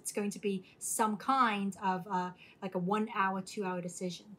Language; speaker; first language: English; early bilingual, other home language; Korean